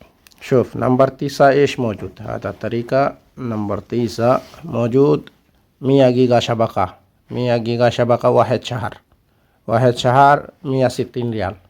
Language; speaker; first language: Arabic; non-native, learner; Bangla